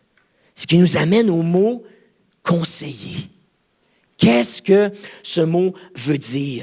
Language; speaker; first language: French; native; French